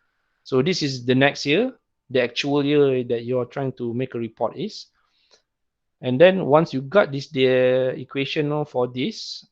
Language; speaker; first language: English; non-native, local second language; Malay